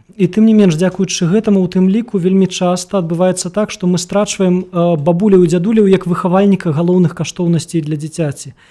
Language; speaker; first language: Belarusian; native; Belarusian